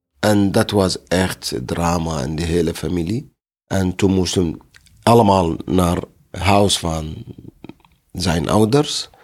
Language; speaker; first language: Dutch; non-native, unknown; Arabic